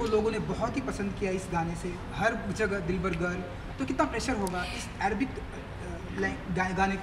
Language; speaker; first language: Hindi; native; Hindi